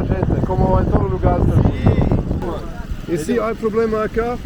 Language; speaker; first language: Spanish; non-native, learner; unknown